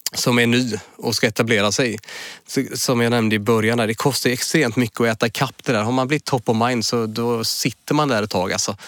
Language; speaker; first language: Swedish; native; Swedish